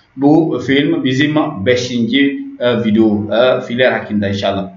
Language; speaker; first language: Turkish; non-native, learner; French